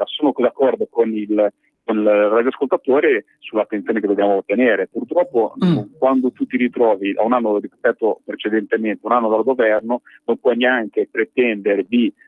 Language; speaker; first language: Italian; native; Italian